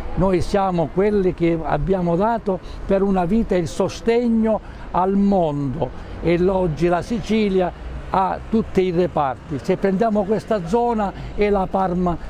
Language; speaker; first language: Italian; native; Italian